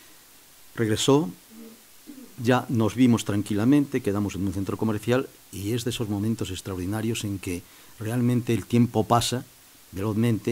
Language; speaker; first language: Spanish; native; Spanish